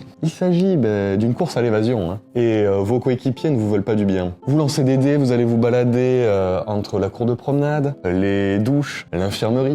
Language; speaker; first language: French; native; French